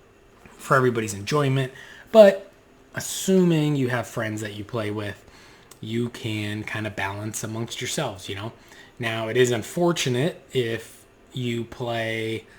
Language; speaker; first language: English; native; English